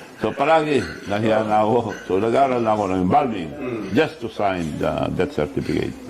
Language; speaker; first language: Filipino; non-native, local second language; Iloko